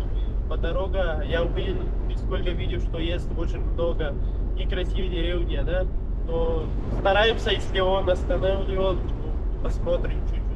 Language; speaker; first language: Russian; non-native, learner; Kyrgyz